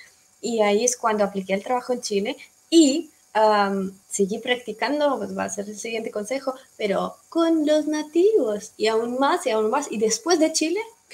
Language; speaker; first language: Spanish; non-native, fluent; Russian